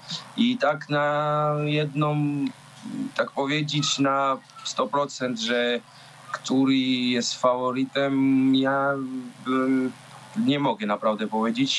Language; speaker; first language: Polish; non-native, learner; Georgian